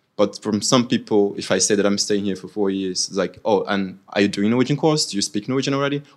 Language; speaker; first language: English; non-native, fluent; Arabic